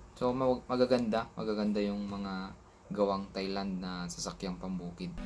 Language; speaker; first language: Filipino; non-native, local second language; Iloko